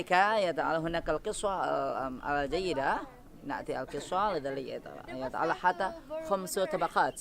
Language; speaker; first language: Arabic; non-native, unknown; Indonesian